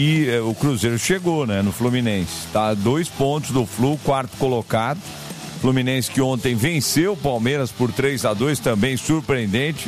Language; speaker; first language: Portuguese; native; Portuguese